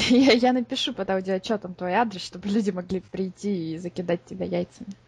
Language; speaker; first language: Russian; native; Russian